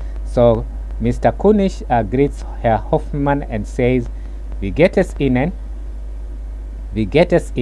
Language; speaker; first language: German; non-native, fluent; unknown